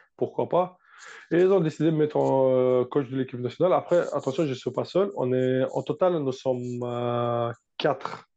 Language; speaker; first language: French; non-native, fluent; Russian